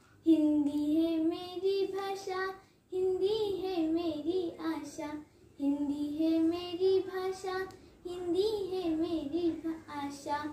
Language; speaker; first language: Hindi; non-native, local second language; Marathi